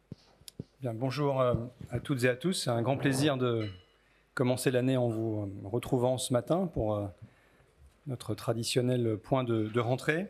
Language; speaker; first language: French; native; French